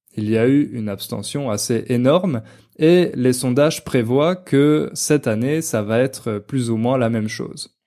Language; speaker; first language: French; native; French